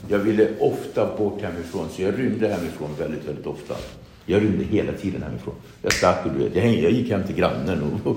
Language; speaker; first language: Swedish; early bilingual, other home language; Kabuverdianu